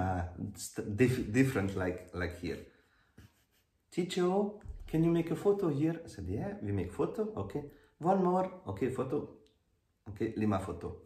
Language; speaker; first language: English; non-native, learner; Hungarian